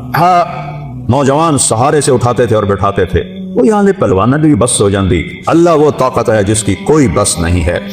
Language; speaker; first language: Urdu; non-native, local second language; Punjabi